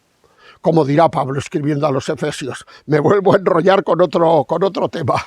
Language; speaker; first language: Spanish; native; Spanish